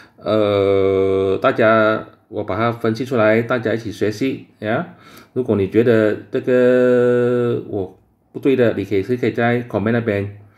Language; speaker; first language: Chinese; native; Chinese